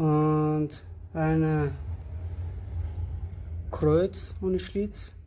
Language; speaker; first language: German; non-native, learner; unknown